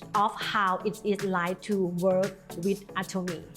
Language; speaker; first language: English; non-native, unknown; Thai